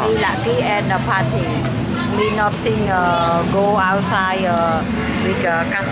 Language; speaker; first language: English; non-native, learner; Khmer